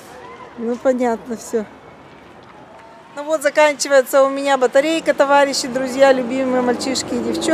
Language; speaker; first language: Russian; native; Russian